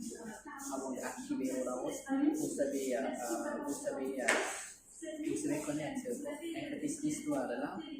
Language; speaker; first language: French; non-native, learner; Lao